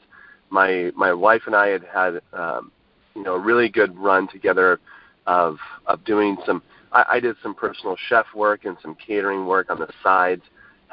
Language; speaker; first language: English; native; English